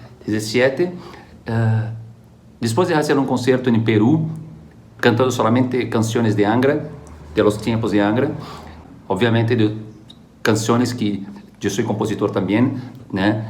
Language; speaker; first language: Spanish; non-native, fluent; Portuguese